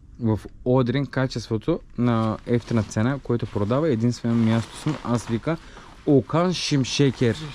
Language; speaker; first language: Bulgarian; non-native, local second language; Turkish